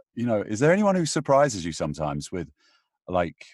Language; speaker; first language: English; native; English